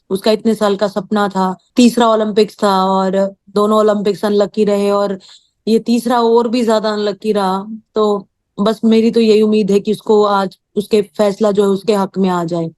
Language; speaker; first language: Hindi; native; Hindi